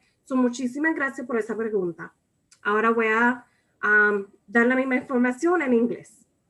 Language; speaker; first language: Spanish; early bilingual, other home language; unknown